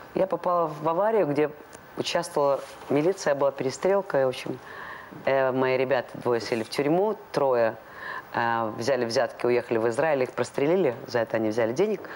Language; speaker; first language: Russian; non-native, local second language; Latvian